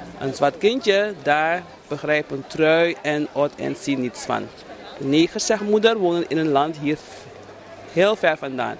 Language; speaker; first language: Dutch; native; Dutch